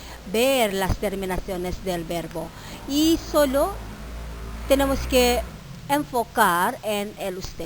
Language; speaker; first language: Spanish; non-native, fluent; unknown